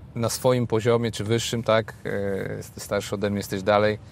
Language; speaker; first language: Polish; native; Polish